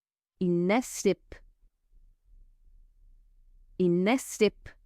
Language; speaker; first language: French; non-native, fluent; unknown